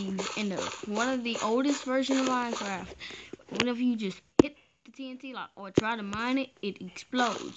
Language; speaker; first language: English; native; English